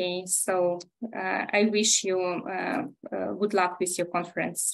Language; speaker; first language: English; non-native, fluent; Ukrainian